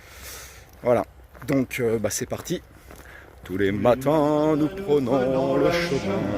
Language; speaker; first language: French; native; French